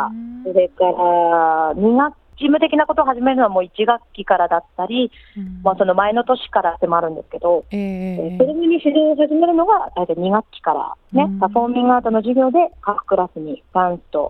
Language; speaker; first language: Japanese; native; Japanese